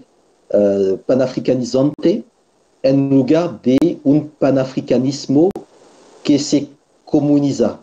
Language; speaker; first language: Spanish; non-native, fluent; French